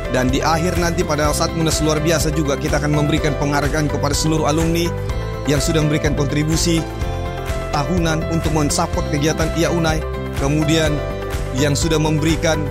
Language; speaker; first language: Indonesian; native; Indonesian